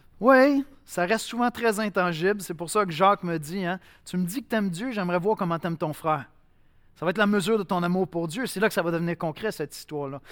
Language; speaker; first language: French; native; French